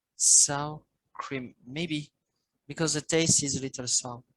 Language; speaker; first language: English; non-native, learner; French